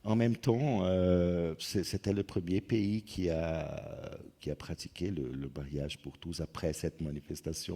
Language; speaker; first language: French; non-native, fluent; Portuguese